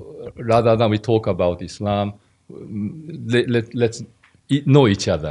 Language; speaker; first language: English; non-native, learner; Japanese